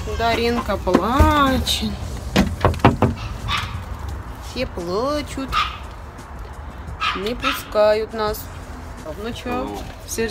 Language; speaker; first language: Russian; native; Russian